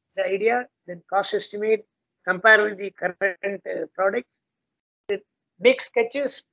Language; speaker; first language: English; non-native, local second language; Tamil